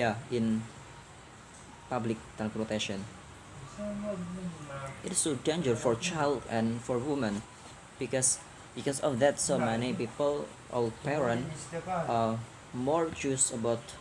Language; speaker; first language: English; non-native, learner; Indonesian